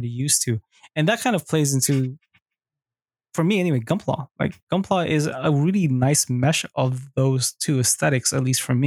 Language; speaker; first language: English; non-native, local second language; Filipino